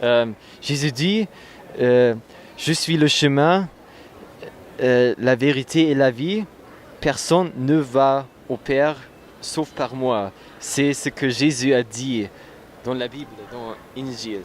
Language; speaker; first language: French; non-native, learner; German